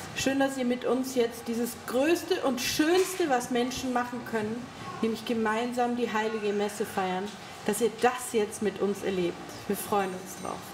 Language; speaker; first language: German; native; German